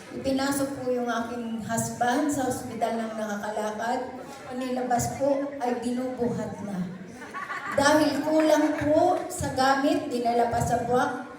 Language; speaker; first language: Filipino; native; Filipino